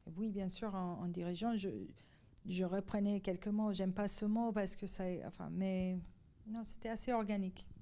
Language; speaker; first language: French; non-native, fluent; Persian